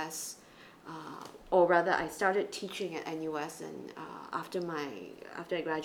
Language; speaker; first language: English; non-native, local second language; Chinese